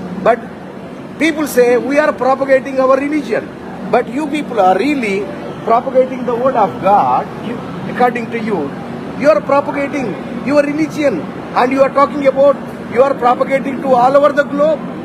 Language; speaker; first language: English; non-native, local second language; Telugu